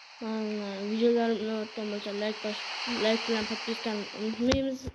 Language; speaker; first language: Uzbek; non-native, local second language; Kara-Kalpak